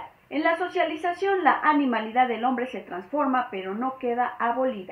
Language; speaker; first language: Spanish; native; Spanish